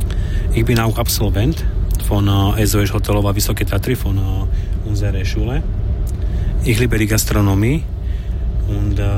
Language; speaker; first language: German; non-native, fluent; Slovak